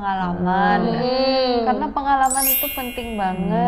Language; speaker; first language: Indonesian; early bilingual, other home language; Korean